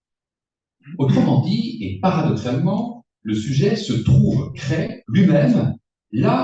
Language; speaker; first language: French; native; French